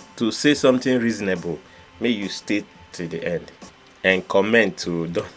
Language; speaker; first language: Nigerian Pidgin; non-native, local second language; Igbo